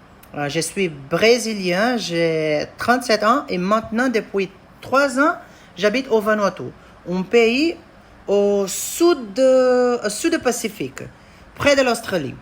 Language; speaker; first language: French; non-native, fluent; Portuguese